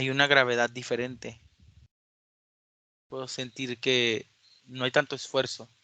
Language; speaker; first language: Spanish; native; Spanish